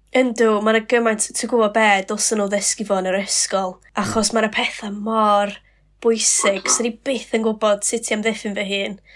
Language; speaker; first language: Welsh; non-native, local second language; English